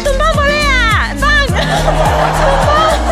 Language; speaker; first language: Chinese; native; Chinese